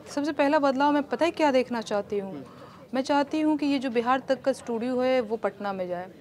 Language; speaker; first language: Hindi; non-native, local second language; Bhojpuri